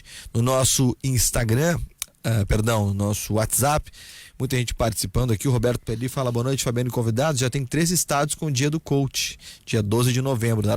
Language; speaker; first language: Portuguese; native; Portuguese